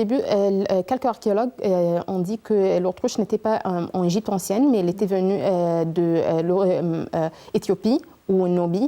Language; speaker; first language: French; non-native, learner; Arabic